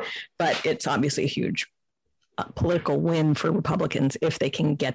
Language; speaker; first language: English; native; English